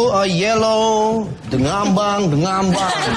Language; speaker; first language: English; non-native, learner; Indonesian